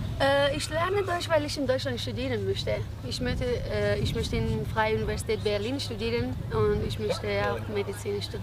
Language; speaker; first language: German; non-native, learner; Persian